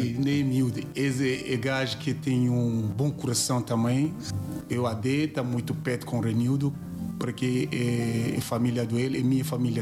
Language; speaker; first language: Portuguese; non-native, learner; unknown